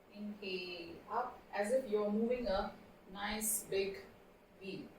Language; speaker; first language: English; non-native, local second language; Marathi